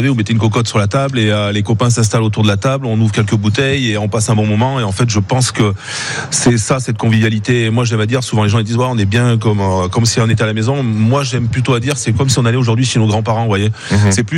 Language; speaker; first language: French; native; French